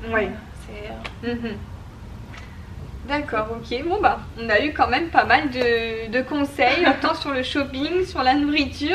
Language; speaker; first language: French; native; French